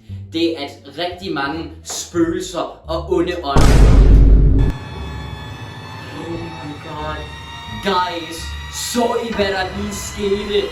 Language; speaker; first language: Danish; native; Danish